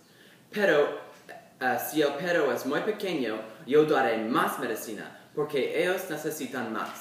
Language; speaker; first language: Spanish; non-native, learner; English